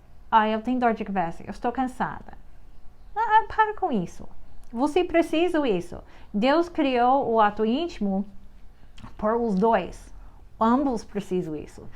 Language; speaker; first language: Portuguese; non-native, fluent; English